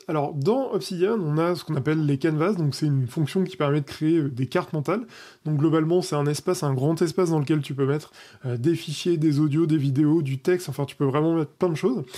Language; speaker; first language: French; native; French